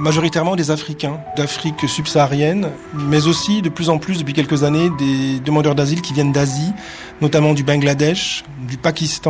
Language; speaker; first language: French; native; French